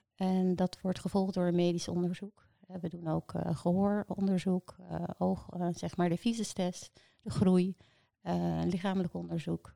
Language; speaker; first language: Dutch; native; Dutch